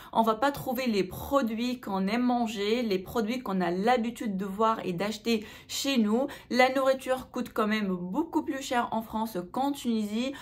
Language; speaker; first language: French; non-native, local second language; Arabic